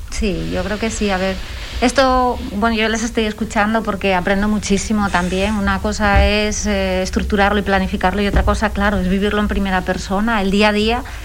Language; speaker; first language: Spanish; native; Spanish